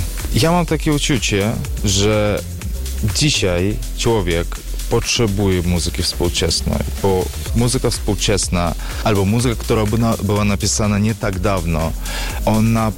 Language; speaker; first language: Polish; non-native, learner; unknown